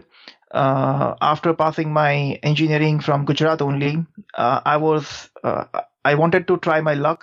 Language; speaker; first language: English; non-native, local second language; Gujarati